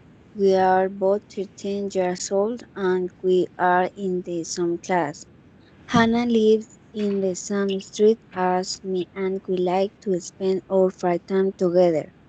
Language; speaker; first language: English; non-native, learner; Spanish